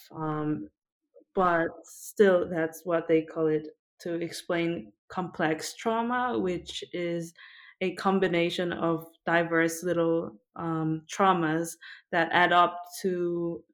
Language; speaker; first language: English; early bilingual, other home language; Korean